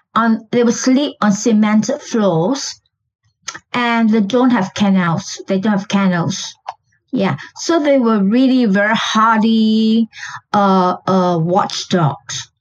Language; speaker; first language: English; non-native, local second language; Chinese